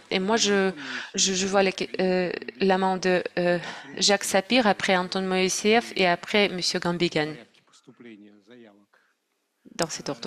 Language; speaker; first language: French; non-native, fluent; Russian